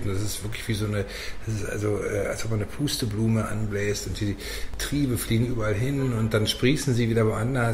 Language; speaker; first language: German; native; German